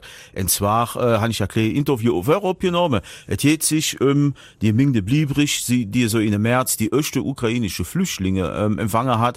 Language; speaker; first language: German; native; German